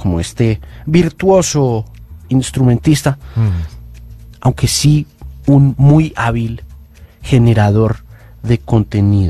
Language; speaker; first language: Spanish; native; Spanish